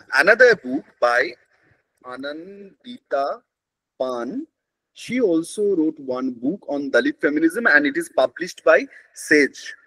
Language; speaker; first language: English; non-native, local second language; Bangla